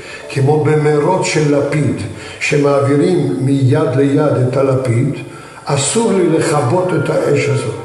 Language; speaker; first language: Hebrew; early bilingual, other home language; Yiddish